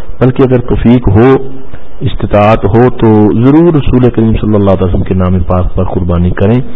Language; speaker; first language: Urdu; non-native, local second language; Punjabi